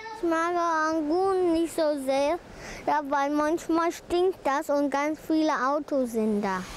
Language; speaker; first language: German; early bilingual, heritage; German